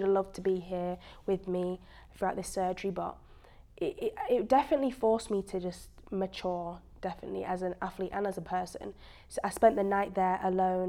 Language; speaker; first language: English; native; English